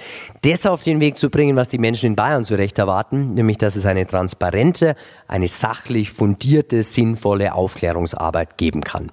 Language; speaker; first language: German; native; German